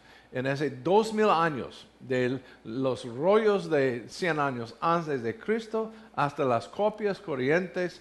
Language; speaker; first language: Spanish; non-native, learner; English